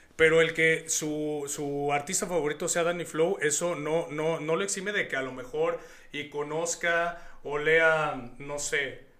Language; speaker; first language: Spanish; native; Spanish